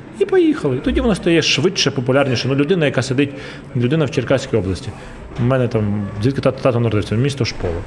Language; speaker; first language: Ukrainian; non-native, local second language; Russian